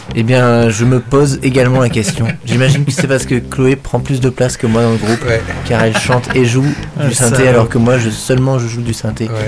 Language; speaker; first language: French; native; French